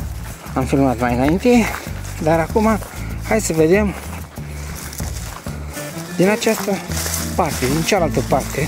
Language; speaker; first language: Romanian; native; Romanian